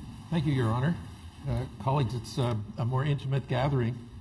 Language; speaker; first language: English; native; English